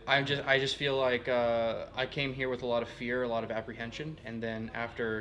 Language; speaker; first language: English; native; English